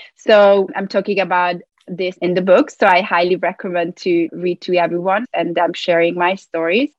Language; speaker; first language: English; non-native, fluent; Hungarian